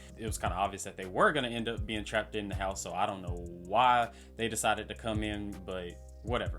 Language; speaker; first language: English; native; English